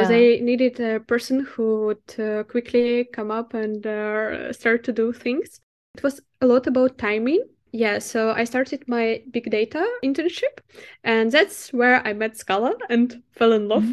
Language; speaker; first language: English; non-native, fluent; Russian